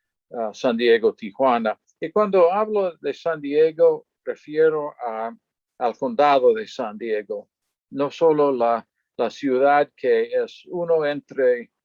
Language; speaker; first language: Spanish; non-native, fluent; English